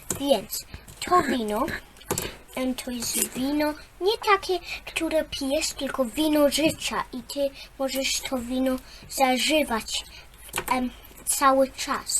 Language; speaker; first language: Polish; non-native, learner; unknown